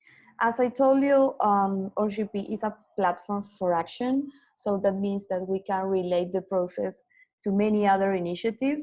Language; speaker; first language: English; non-native, fluent; Spanish